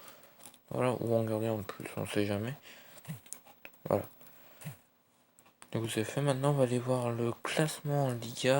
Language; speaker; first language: French; native; French